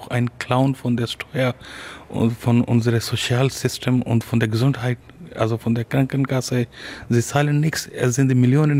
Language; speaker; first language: German; non-native, learner; Urdu